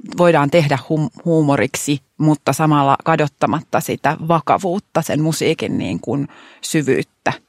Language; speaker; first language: Finnish; native; Finnish